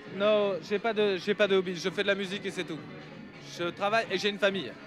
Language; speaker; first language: French; native; French